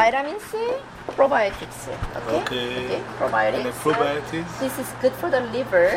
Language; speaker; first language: English; non-native, learner; Korean